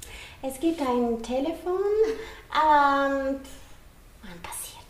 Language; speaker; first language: German; non-native, learner; Italian